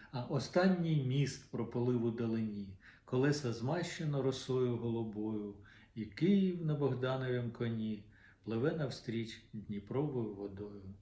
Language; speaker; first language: Ukrainian; non-native, local second language; Russian